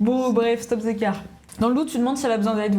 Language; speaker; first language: French; native; French